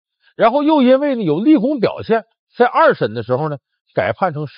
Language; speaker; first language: Chinese; native; Chinese